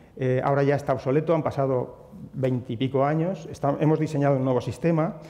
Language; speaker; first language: Spanish; native; Spanish